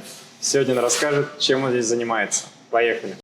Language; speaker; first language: Russian; native; Russian